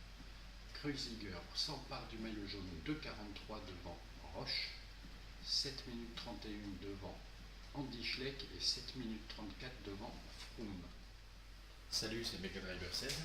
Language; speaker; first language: French; native; French